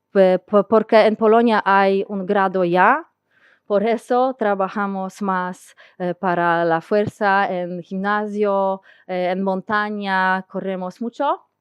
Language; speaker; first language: Spanish; non-native, learner; Polish